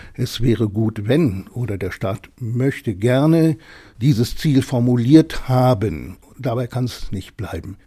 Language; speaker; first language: German; native; German